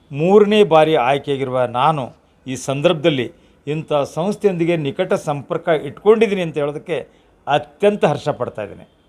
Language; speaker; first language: Kannada; native; Kannada